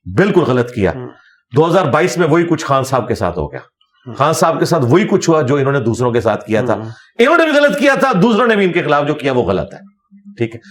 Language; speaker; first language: Urdu; non-native, local second language; Punjabi